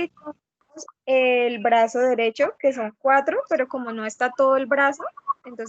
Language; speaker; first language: Spanish; native; Spanish